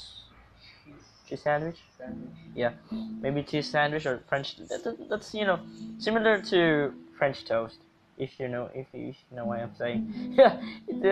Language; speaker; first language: English; non-native, local second language; Filipino